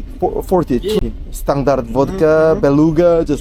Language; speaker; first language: English; non-native, learner; Korean